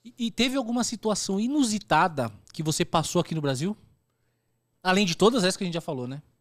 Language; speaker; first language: Portuguese; native; Portuguese